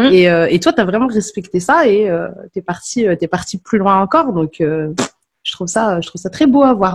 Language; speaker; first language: French; native; French